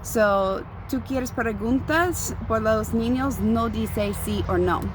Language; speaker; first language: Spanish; non-native, learner; English